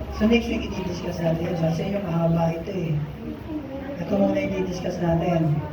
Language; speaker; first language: Filipino; native; Filipino